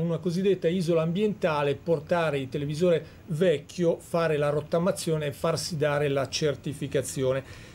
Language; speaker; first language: Italian; native; Italian